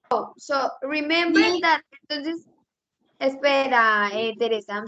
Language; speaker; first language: English; non-native, learner; Spanish